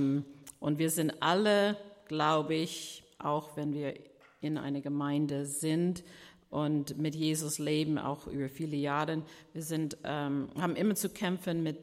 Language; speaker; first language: German; non-native, fluent; English